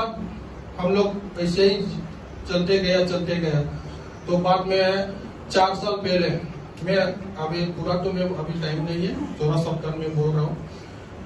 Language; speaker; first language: Hindi; non-native, local second language; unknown